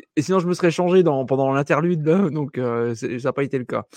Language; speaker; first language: French; native; French